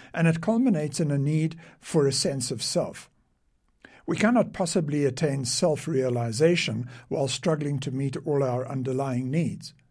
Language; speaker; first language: English; native; English